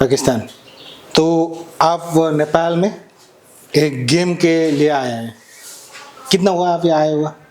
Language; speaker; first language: Hindi; non-native, learner; Nepali